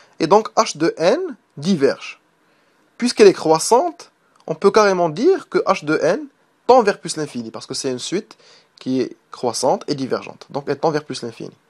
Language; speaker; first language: French; non-native, local second language; Arabic